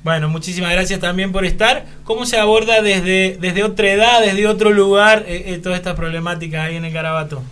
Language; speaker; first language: Spanish; native; Spanish